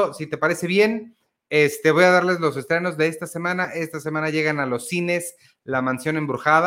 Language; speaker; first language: Spanish; native; Spanish